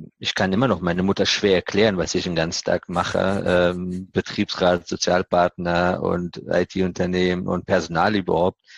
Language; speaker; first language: German; non-native, fluent; Persian